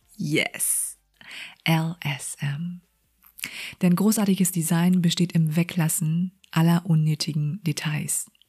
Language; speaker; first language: German; early bilingual, other home language; Vietnamese